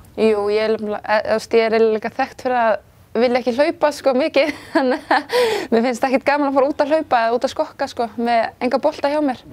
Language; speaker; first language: Icelandic; native; Icelandic